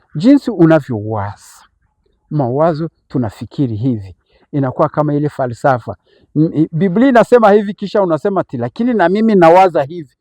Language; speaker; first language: Swahili; native; Swahili